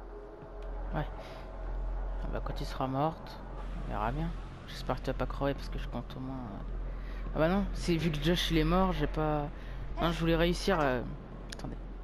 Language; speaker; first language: French; native; French